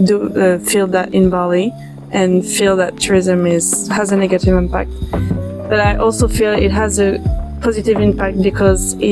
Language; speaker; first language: English; non-native, fluent; French